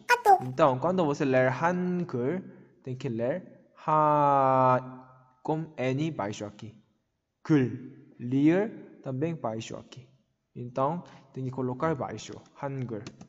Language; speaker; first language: Portuguese; non-native, learner; Korean